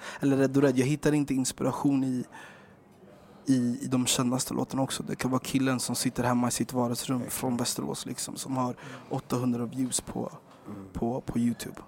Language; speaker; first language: Swedish; native; Swedish